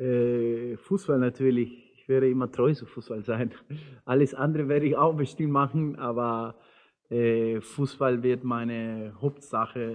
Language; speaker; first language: German; non-native, fluent; Spanish